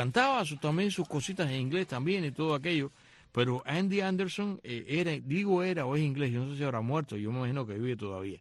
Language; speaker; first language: Spanish; native; Spanish